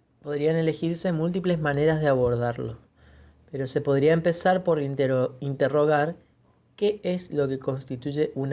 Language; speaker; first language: Spanish; native; Spanish